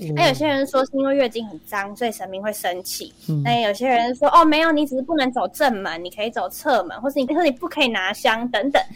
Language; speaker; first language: Chinese; native; Chinese